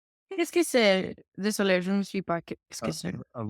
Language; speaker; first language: French; non-native, learner; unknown